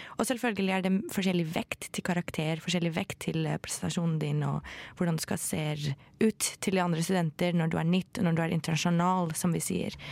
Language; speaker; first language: Norwegian; non-native, fluent; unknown